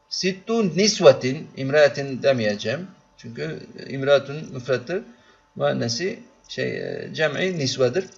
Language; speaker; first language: Arabic; non-native, learner; Turkish